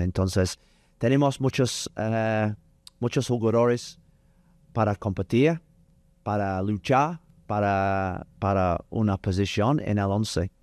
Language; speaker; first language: Spanish; non-native, learner; English